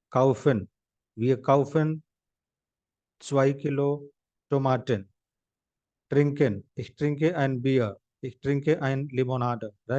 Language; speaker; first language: German; non-native, fluent; Hindi